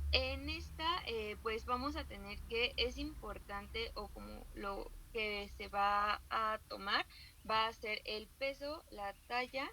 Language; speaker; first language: Spanish; native; Spanish